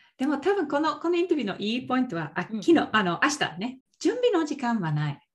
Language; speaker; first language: Japanese; non-native, fluent; English